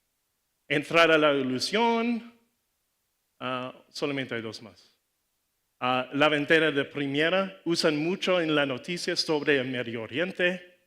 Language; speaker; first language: Spanish; non-native, learner; English